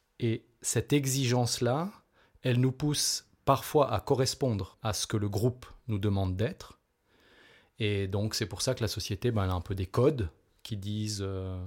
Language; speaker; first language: French; native; French